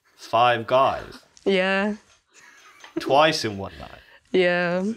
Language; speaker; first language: English; native; English